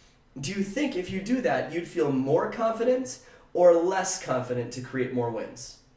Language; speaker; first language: English; native; English